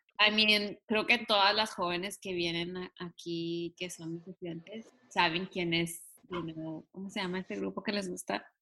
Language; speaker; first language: Spanish; early bilingual, heritage; Spanish